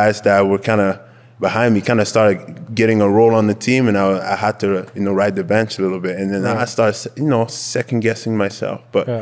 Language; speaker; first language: English; non-native, fluent; French